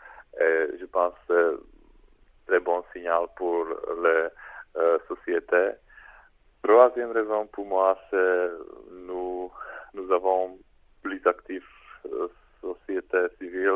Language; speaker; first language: French; non-native, fluent; Czech